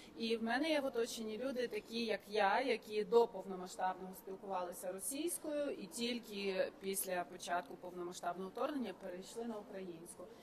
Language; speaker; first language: Ukrainian; non-native, local second language; Russian